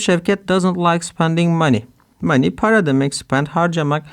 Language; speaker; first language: English; non-native, fluent; Turkish